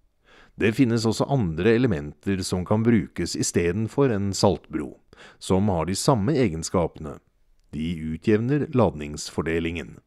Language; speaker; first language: Norwegian; native; Norwegian